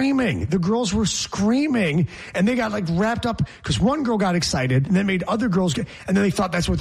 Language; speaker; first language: English; native; English